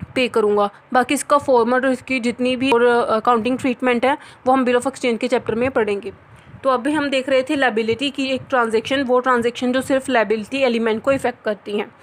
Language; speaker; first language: Hindi; non-native, local second language; Punjabi